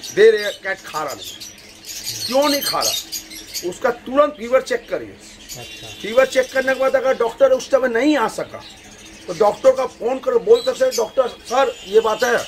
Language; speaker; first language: Hindi; non-native, local second language; Bangla